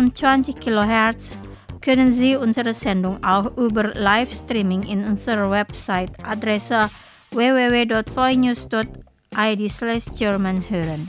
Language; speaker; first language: German; non-native, fluent; Indonesian